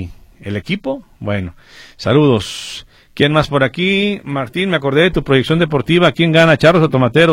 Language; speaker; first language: Spanish; native; Spanish